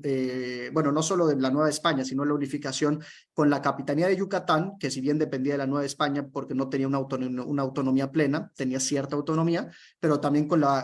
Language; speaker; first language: Spanish; native; Spanish